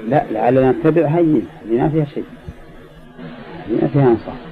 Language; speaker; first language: Arabic; native; Arabic